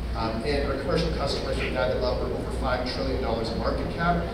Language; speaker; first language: English; native; English